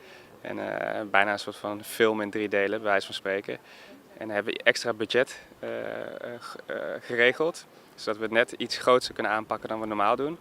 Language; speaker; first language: Dutch; native; Dutch